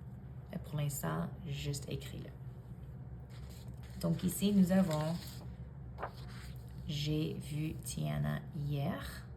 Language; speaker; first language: French; non-native, fluent; English